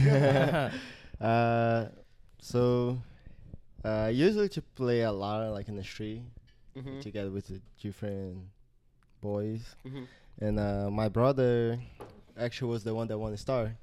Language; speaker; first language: English; non-native, learner; Portuguese